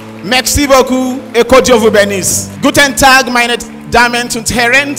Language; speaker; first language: French; non-native, learner; Yoruba